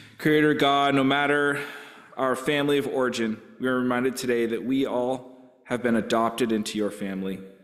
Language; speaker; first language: English; native; English